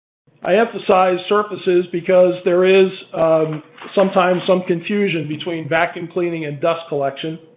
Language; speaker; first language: English; native; English